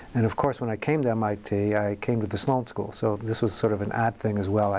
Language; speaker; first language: English; native; English